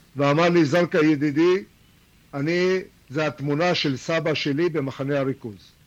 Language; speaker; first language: Hebrew; non-native, local second language; Arabic